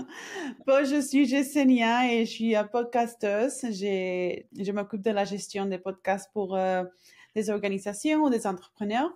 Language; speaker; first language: French; non-native, fluent; Spanish